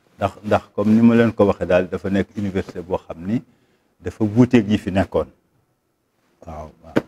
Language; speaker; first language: Wolof; native; Wolof